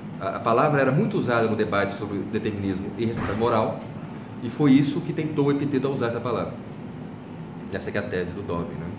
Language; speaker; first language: Portuguese; native; Portuguese